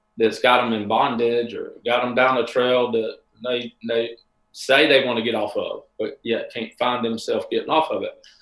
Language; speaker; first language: English; native; English